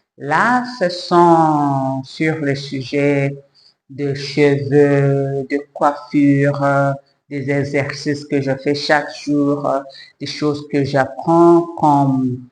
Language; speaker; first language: French; non-native, learner; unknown